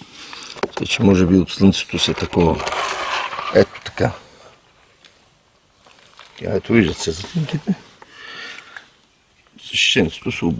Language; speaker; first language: Bulgarian; native; Bulgarian